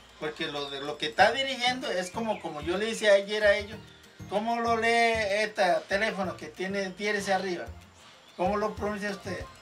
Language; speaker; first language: Spanish; non-native, local second language; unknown